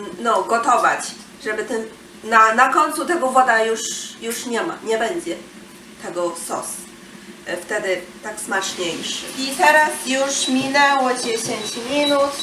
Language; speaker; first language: Polish; non-native, learner; Chinese